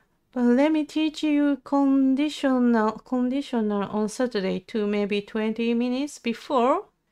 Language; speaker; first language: English; non-native, learner; Japanese